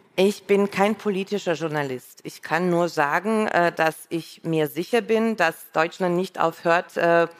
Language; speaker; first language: German; non-native, fluent; Russian